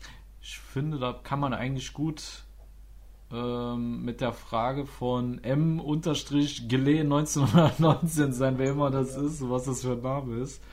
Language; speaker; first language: German; native; German